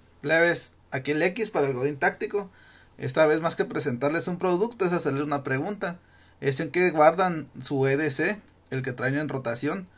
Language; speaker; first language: Spanish; native; Spanish